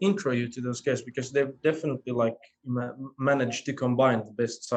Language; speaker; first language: English; non-native, fluent; Swedish